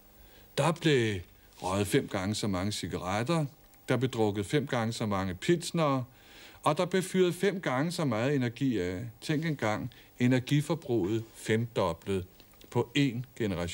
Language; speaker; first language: Danish; native; Danish